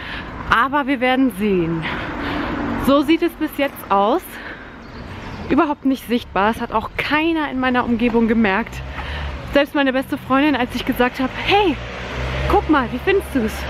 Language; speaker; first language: German; native; German